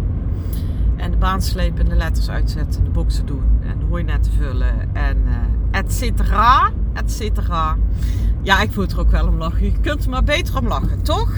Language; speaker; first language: Dutch; native; Dutch